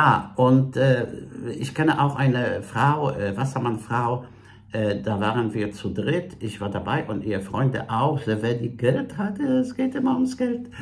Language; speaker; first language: German; non-native, fluent; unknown